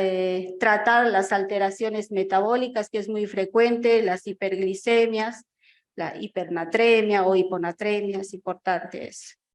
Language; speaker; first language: Spanish; native; Spanish